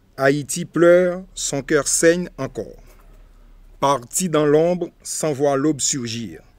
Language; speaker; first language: French; non-native, local second language; Haitian Creole